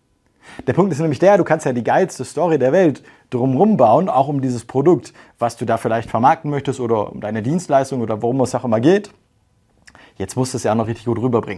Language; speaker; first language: German; native; German